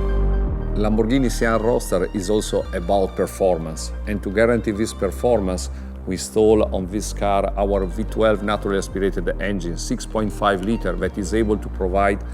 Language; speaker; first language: English; non-native, fluent; Italian